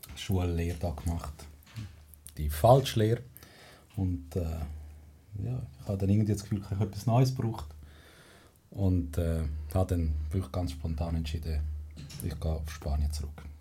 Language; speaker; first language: German; non-native, fluent; Spanish